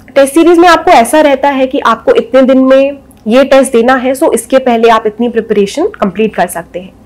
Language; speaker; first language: Hindi; native; Hindi